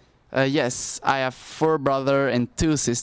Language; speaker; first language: English; non-native, learner; French